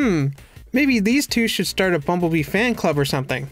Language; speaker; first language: English; native; English